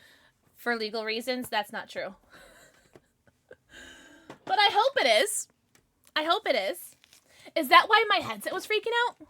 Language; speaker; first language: English; native; English